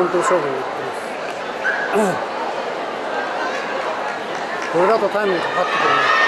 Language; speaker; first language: Japanese; native; Japanese